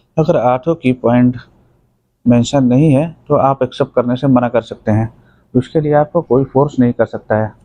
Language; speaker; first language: Hindi; native; Hindi